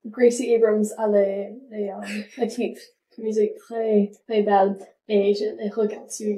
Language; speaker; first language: French; non-native, learner; English